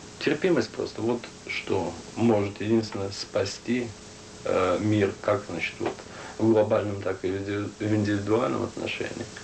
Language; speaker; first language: Russian; native; Russian